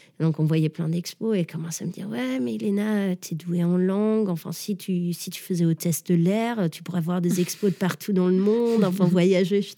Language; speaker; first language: French; early bilingual, other home language; Danish